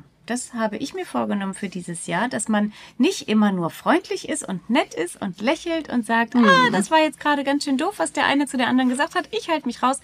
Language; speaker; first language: German; native; German